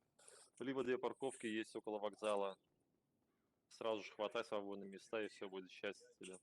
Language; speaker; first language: Russian; native; Russian